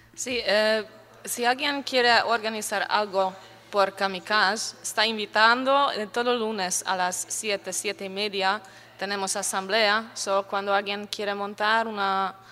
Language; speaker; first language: Spanish; non-native, learner; Hungarian